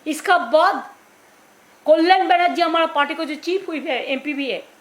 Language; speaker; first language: Hindi; non-native, local second language; Bangla